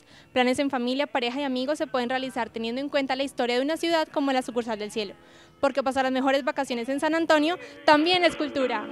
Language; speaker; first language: Spanish; native; Spanish